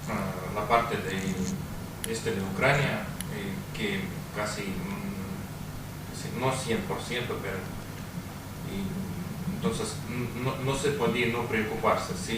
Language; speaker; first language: Spanish; non-native, fluent; Russian